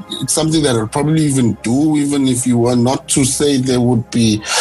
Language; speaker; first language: English; non-native, local second language; Zulu